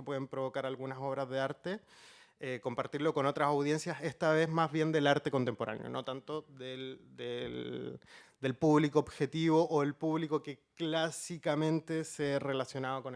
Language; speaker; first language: Spanish; native; Spanish